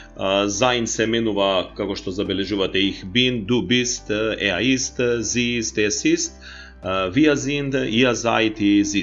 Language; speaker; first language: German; non-native, fluent; Macedonian